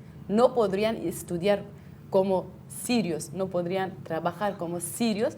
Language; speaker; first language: Spanish; non-native, fluent; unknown